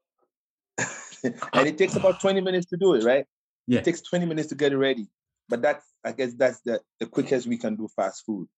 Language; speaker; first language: English; non-native, local second language; Akan